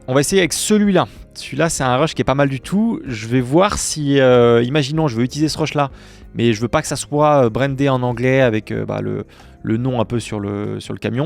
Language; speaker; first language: French; native; French